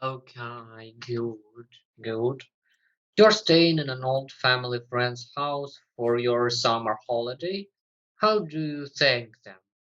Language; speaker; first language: English; non-native, fluent; Russian